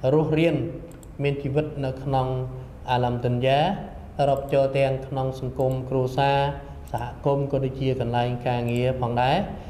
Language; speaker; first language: Khmer; non-native, local second language; Western Cham